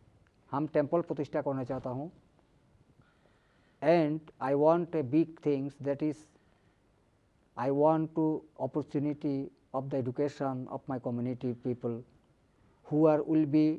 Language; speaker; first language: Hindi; non-native, learner; Bangla